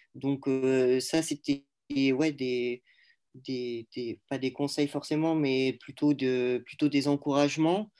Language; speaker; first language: French; native; French